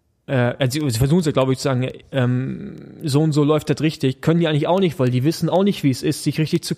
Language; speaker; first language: German; native; German